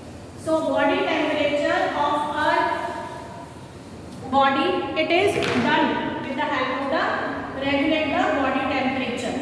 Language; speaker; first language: English; non-native, local second language; Hindi